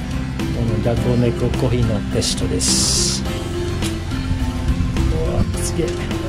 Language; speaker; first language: Japanese; non-native, learner; Indonesian